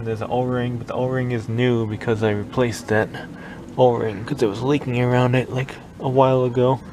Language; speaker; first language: English; native; English